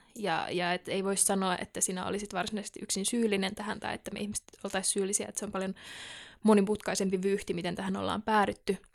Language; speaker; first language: Finnish; native; Finnish